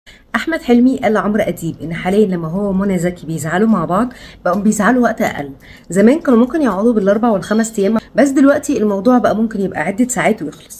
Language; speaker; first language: Arabic; native; Arabic